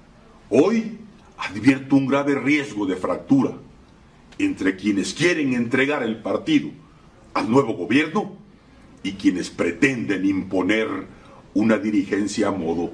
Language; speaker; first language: Spanish; native; Spanish